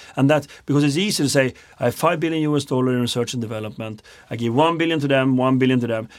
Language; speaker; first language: English; non-native, fluent; Swedish